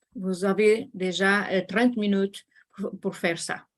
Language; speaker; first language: French; non-native, learner; Portuguese